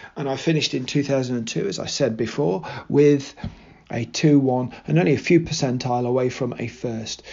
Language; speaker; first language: English; native; English